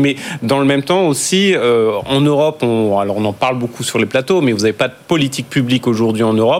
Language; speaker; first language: French; native; French